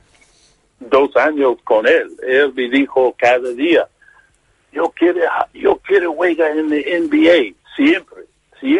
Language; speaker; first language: Spanish; non-native, learner; English